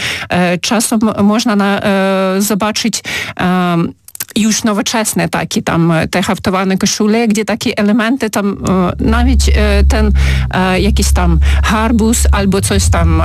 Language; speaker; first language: Polish; non-native, fluent; Ukrainian